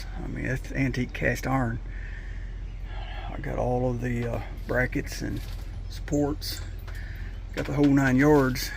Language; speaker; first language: English; native; English